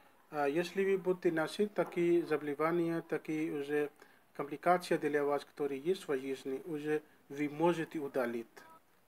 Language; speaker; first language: Russian; non-native, learner; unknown